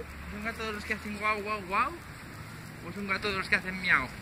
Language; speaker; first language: Spanish; native; Spanish